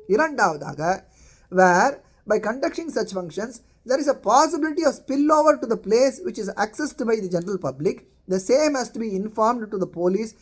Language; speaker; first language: English; non-native, local second language; Tamil